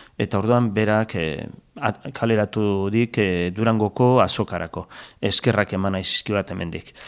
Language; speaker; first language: Basque; native; Basque